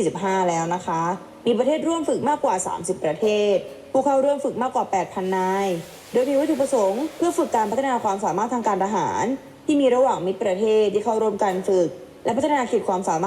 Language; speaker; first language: Thai; native; Thai